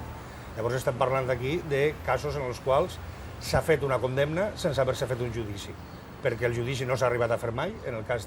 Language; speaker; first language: Catalan; native; Catalan